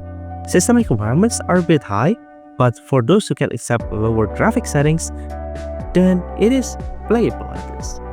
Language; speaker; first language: English; non-native, fluent; Indonesian